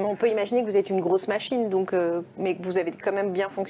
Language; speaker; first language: French; native; French